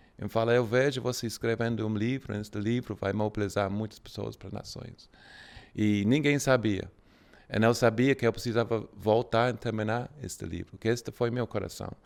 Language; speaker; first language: Portuguese; non-native, fluent; English